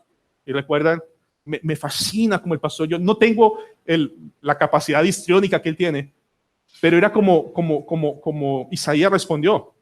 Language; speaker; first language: Spanish; native; Spanish